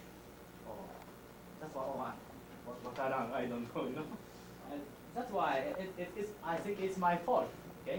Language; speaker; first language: English; non-native, learner; Japanese